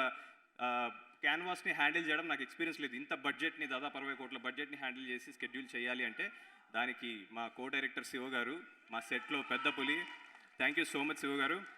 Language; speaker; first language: Telugu; native; Telugu